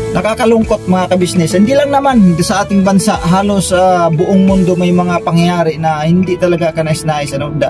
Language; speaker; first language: Filipino; native; Filipino